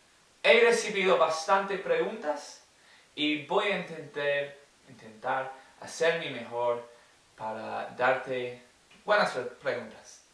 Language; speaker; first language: Spanish; non-native, learner; English